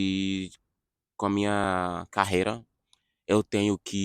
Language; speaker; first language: Portuguese; non-native, fluent; English